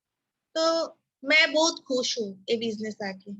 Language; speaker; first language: Hindi; non-native, local second language; Bangla